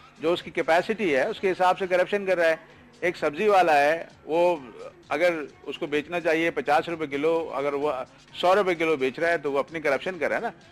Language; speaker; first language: Urdu; native; Urdu